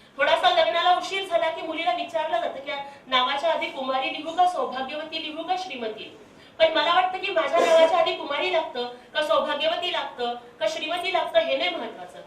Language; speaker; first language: Marathi; non-native, local second language; Telugu